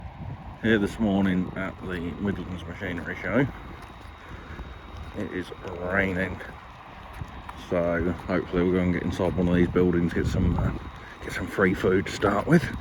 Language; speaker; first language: English; native; English